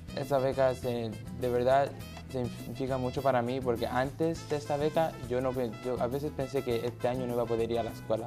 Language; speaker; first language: Spanish; early bilingual, other home language; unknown